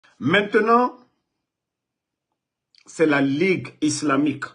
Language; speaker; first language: French; non-native, local second language; Mandingo